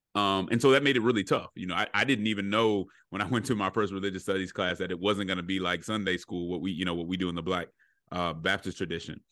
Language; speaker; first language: English; native; English